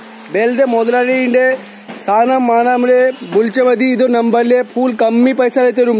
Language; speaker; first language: Malayalam; non-native, learner; Hindi